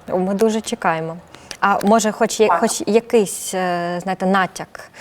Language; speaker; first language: Ukrainian; native; Ukrainian